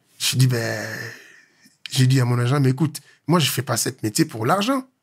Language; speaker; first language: French; non-native, local second language; Lingala